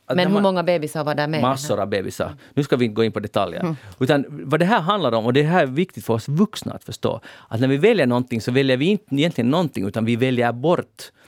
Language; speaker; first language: Swedish; native; Swedish